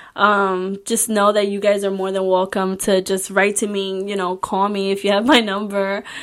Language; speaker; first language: English; early bilingual, other home language; Spanish